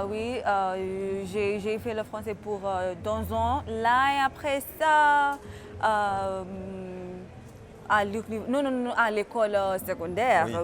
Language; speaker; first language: French; non-native, fluent; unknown